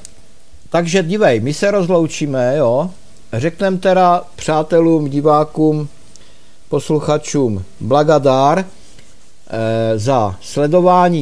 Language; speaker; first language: Czech; native; Czech